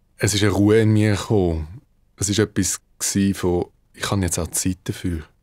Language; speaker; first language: German; early bilingual, other home language; Dutch